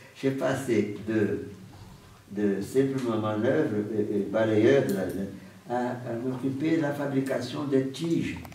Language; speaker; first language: French; non-native, fluent; Portuguese